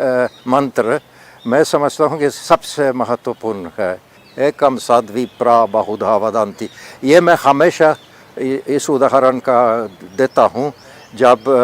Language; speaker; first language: Hindi; non-native, fluent; Polish